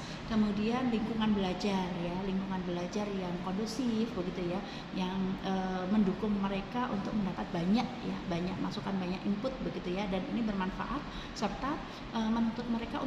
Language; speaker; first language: Indonesian; native; Indonesian